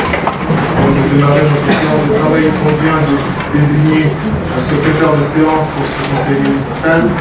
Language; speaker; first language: French; native; French